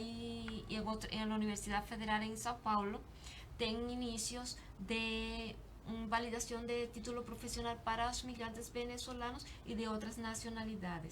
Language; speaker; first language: Portuguese; non-native, learner; Spanish